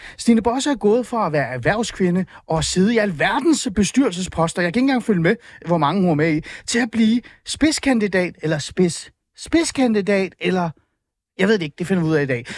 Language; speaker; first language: Danish; early bilingual, other home language; Persian